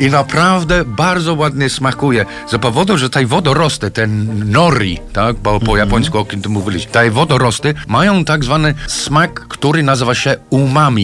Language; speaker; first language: Polish; non-native, learner; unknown